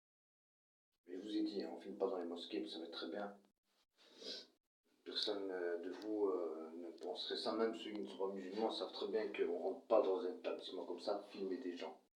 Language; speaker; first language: French; early bilingual, other home language; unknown